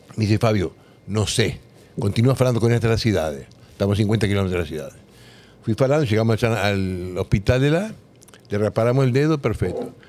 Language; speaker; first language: Spanish; native; Spanish